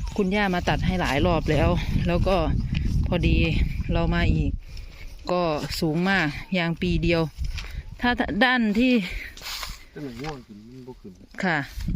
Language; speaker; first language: Thai; non-native, local second language; Lao